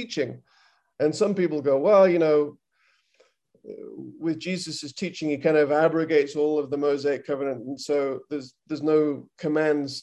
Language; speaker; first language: English; native; English